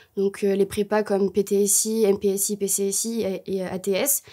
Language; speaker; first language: French; native; French